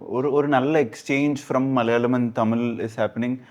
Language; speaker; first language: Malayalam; non-native, learner; Tamil